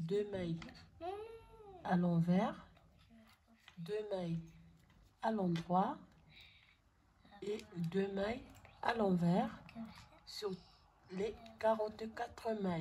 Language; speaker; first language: French; non-native, local second language; Arabic